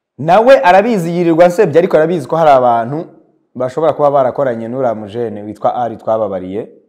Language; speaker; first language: Kinyarwanda; early bilingual, heritage; Kinyarwanda